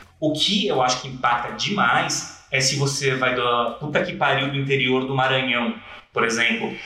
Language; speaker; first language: Portuguese; native; Portuguese